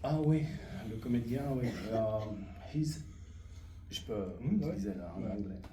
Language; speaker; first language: French; non-native, fluent; Romanian